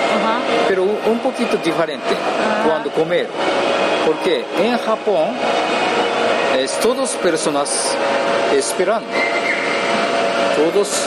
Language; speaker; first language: Spanish; non-native, learner; Japanese